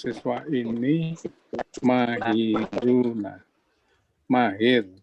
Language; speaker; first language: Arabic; non-native, learner; Indonesian